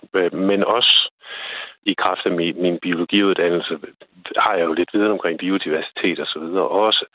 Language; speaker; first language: Danish; native; Danish